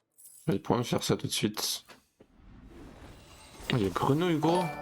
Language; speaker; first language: French; native; French